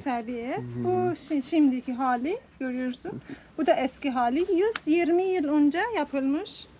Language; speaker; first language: Turkish; non-native, learner; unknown